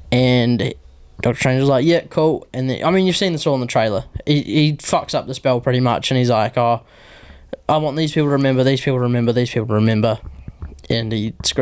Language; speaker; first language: English; native; English